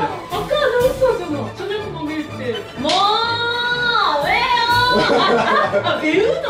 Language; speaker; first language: Korean; non-native, learner; Japanese